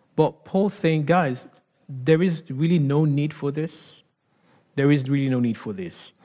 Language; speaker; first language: English; non-native, local second language; Yoruba